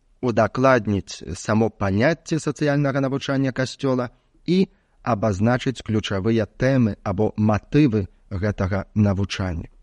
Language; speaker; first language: Belarusian; native; Belarusian